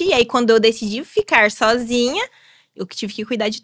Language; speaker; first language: Portuguese; native; Portuguese